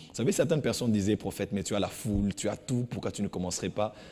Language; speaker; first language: French; non-native, local second language; Lingala